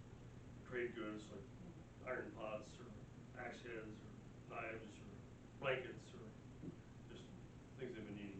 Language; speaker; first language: English; native; English